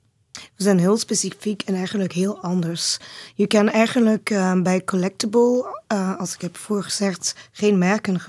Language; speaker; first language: Dutch; non-native, learner; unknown